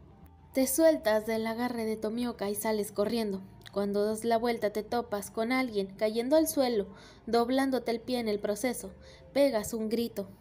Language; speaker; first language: Spanish; native; Spanish